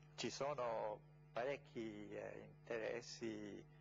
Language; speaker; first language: Italian; non-native, fluent; English